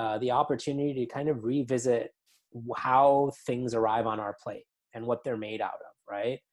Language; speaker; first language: English; native; English